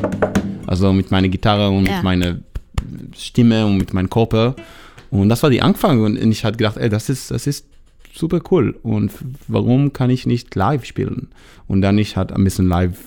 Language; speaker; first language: German; non-native, fluent; Hebrew